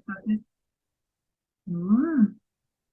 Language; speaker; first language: French; native; French